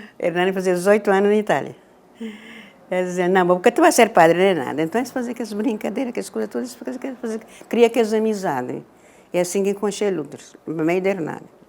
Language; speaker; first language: Portuguese; non-native, local second language; Kabuverdianu